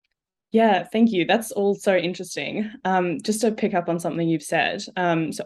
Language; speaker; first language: English; native; English